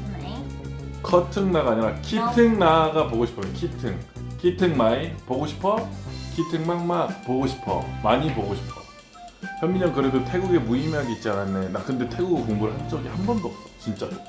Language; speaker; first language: Korean; native; Korean